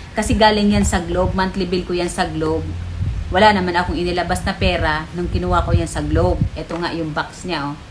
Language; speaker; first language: Filipino; non-native, local second language; Bikol